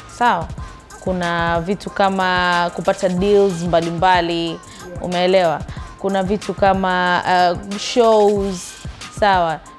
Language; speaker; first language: Swahili; native; Swahili